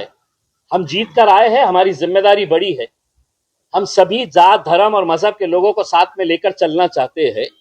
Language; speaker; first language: Hindi; non-native, local second language; Marathi